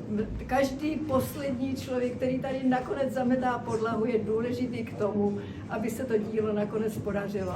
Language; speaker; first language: Czech; native; Czech